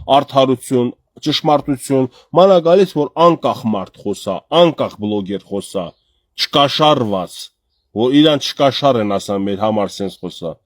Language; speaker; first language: Armenian; native; Armenian